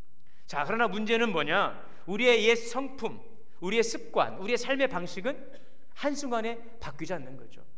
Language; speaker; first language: Korean; native; Korean